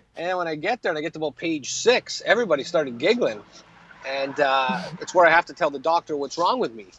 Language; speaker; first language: English; native; English